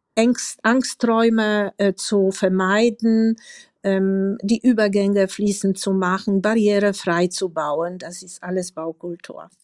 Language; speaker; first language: German; non-native, fluent; Polish